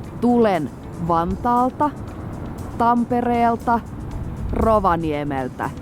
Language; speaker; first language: Finnish; native; Finnish